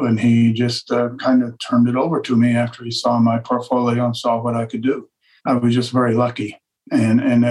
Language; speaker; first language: English; native; English